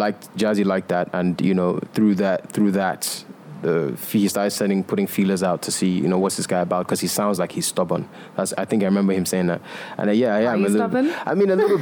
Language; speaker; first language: English; non-native, local second language; Yoruba